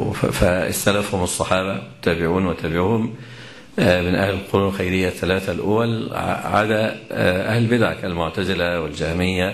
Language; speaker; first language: Arabic; native; Arabic